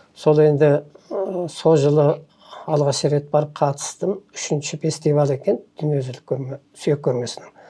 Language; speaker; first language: Kazakh; early bilingual, heritage; Kazakh